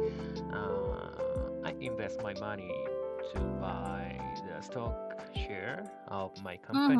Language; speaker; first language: English; non-native, learner; Japanese